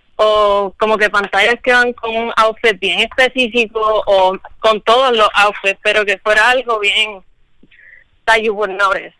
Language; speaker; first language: Spanish; native; Spanish